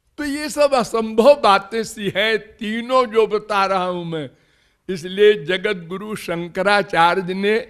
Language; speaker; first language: Hindi; native; Hindi